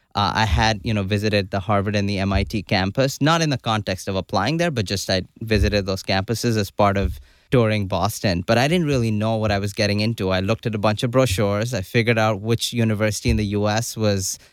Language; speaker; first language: English; non-native, local second language; Urdu